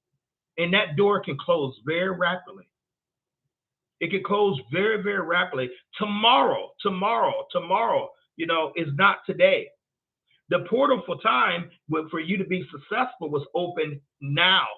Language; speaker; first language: English; native; English